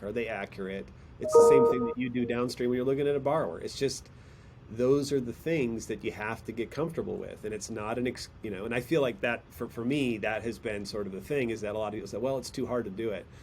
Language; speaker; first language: English; native; English